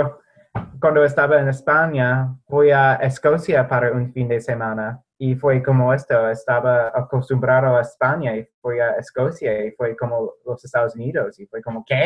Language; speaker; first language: Spanish; non-native, fluent; English